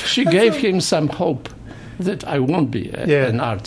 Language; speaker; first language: English; non-native, fluent; Polish